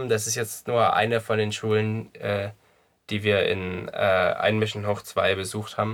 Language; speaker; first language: German; native; German